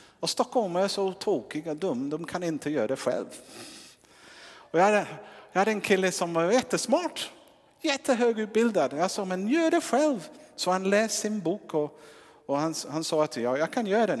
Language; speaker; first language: Swedish; non-native, fluent; English